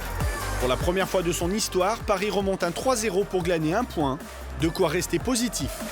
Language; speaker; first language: French; native; French